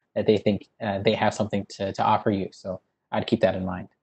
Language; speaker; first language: English; native; English